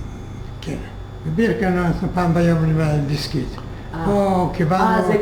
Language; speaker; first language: Hebrew; non-native, fluent; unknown